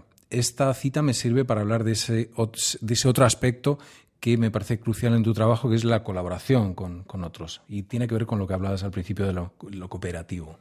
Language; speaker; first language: Spanish; native; Spanish